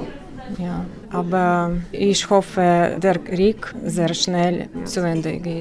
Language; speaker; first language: German; non-native, learner; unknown